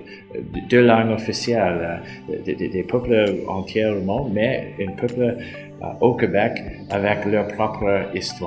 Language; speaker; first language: French; non-native, fluent; English